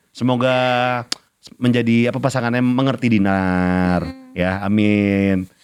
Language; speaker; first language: Indonesian; native; Indonesian